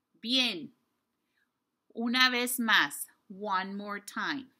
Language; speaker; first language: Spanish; non-native, fluent; English